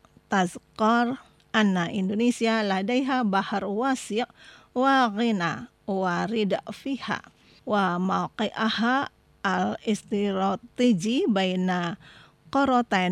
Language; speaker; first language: Arabic; non-native, fluent; Indonesian